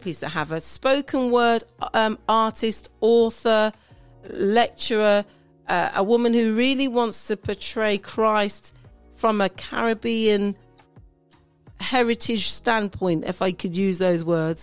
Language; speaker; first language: English; native; English